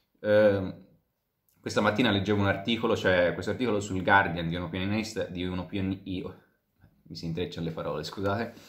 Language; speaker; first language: Italian; native; Italian